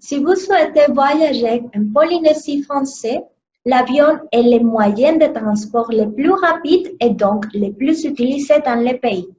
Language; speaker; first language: French; non-native, learner; Spanish